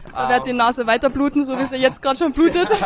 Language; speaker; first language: German; native; German